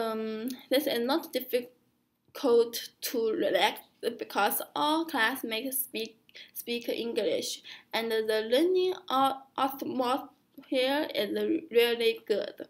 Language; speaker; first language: English; non-native, learner; Chinese